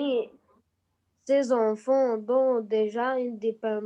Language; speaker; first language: French; non-native, learner; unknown